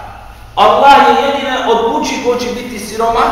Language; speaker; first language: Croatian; non-native, fluent; Turkish